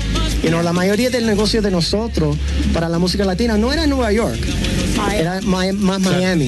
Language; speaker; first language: Spanish; early bilingual, heritage; English